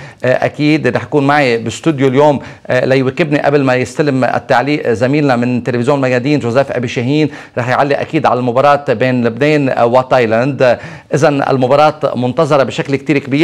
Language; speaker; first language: Arabic; native; Arabic